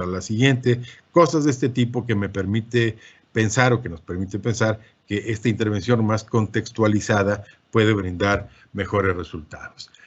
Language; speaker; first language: Spanish; native; Spanish